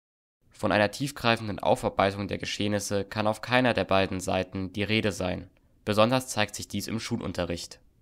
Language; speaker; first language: German; native; German